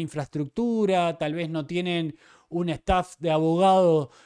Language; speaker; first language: Spanish; native; Spanish